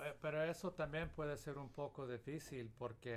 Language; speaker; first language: Spanish; early bilingual, heritage; Spanish